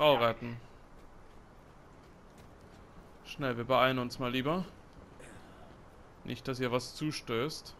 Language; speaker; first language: German; native; German